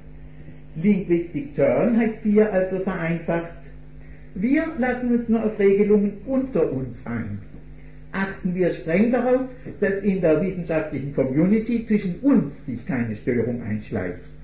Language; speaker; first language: German; native; German